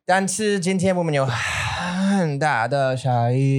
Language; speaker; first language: Chinese; non-native, learner; English